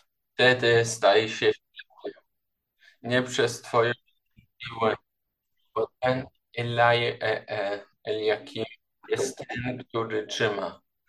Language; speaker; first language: Polish; non-native, learner; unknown